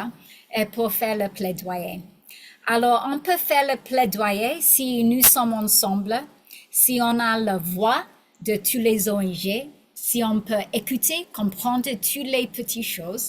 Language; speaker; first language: French; non-native, learner; English